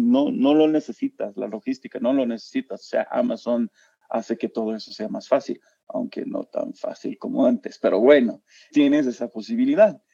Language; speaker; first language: Spanish; non-native, fluent; English